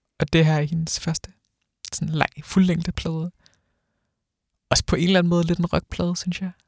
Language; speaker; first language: Danish; native; Danish